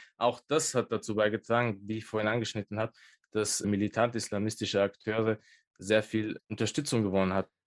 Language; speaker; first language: German; early bilingual, other home language; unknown